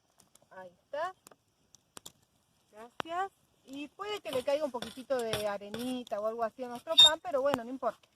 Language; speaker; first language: Spanish; native; Spanish